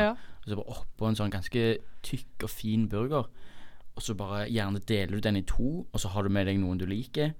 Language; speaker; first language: Norwegian; native; Norwegian